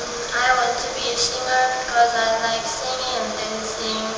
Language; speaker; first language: English; non-native, learner; Korean